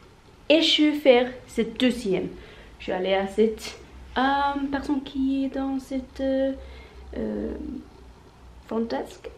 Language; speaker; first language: French; non-native, learner; Norwegian